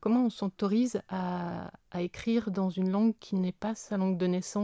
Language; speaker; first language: French; native; French